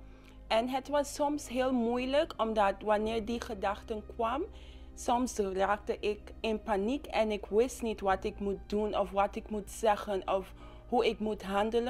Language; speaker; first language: Dutch; non-native, local second language; English